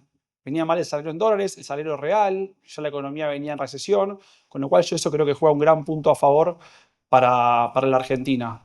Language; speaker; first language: Spanish; native; Spanish